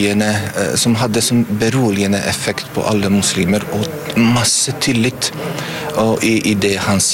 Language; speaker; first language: Norwegian; non-native, fluent; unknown